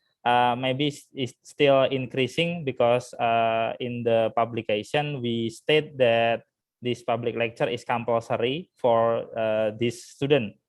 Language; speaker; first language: English; non-native, fluent; Indonesian